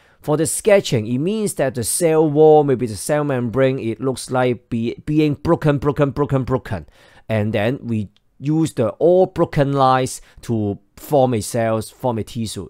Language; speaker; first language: English; non-native, local second language; Cantonese